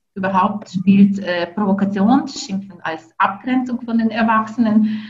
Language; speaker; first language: German; non-native, fluent; Ukrainian